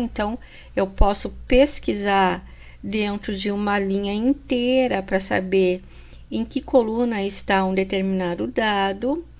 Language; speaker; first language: Portuguese; native; Portuguese